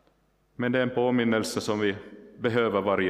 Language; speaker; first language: Swedish; non-native, local second language; Finnish